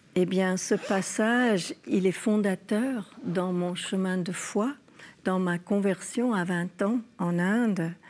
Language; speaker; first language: French; non-native, fluent; English